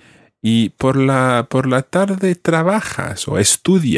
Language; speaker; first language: Spanish; non-native, fluent; English